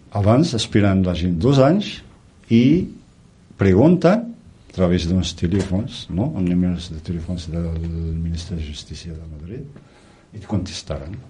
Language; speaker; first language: Catalan; non-native, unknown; Riffian